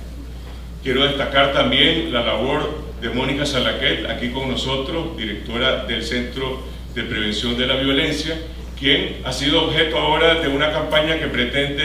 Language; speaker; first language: Spanish; native; Spanish